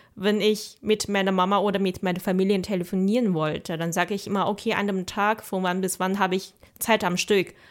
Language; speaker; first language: German; non-native, fluent; Chinese